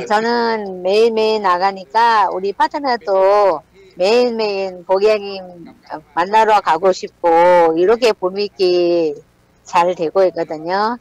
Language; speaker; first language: Korean; non-native, learner; Thai